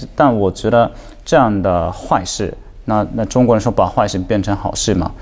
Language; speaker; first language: Chinese; non-native, fluent; Japanese